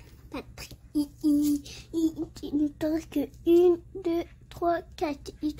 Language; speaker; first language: French; native; French